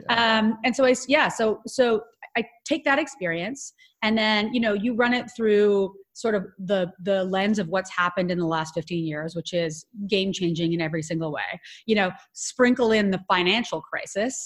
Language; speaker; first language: English; native; English